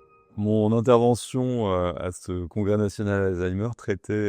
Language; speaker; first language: French; native; French